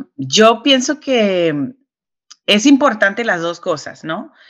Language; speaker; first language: Spanish; early bilingual, heritage; Spanish